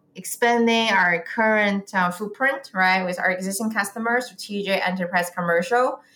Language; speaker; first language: English; non-native, fluent; Chinese